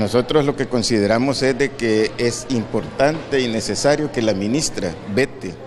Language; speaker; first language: Spanish; native; Spanish